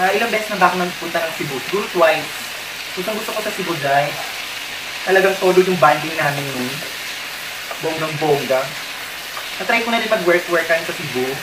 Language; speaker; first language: Filipino; non-native, local second language; Waray